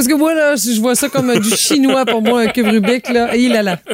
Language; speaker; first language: French; native; French